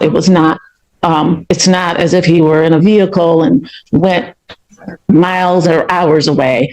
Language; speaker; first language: English; native; English